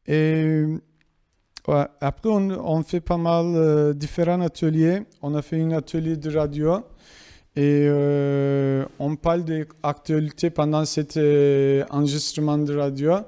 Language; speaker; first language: French; non-native, fluent; Kurdish